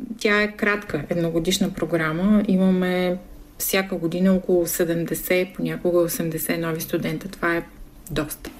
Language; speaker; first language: Bulgarian; native; Bulgarian